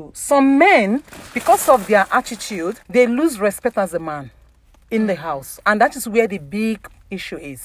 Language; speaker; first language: English; non-native, local second language; Yoruba